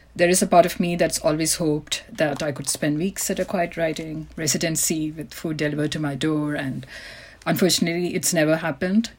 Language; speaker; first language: English; non-native, local second language; Malayalam